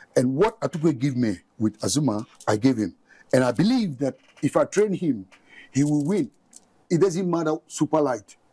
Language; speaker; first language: English; non-native, local second language; Ga